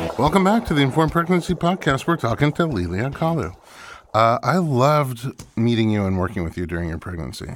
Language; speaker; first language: English; native; English